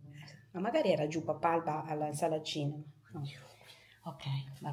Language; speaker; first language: Italian; native; Italian